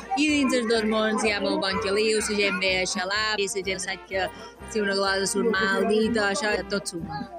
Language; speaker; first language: Catalan; native; Catalan